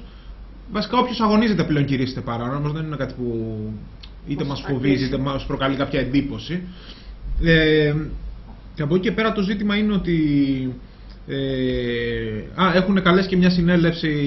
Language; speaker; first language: Greek; native; Greek